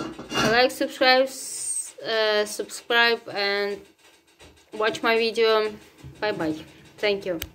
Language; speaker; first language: English; non-native, learner; Russian